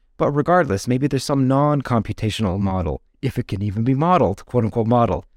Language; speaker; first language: English; native; English